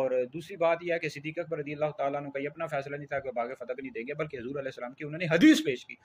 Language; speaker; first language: Urdu; native; Urdu